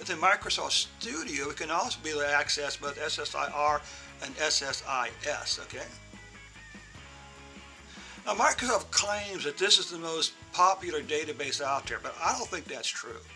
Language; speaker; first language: English; native; English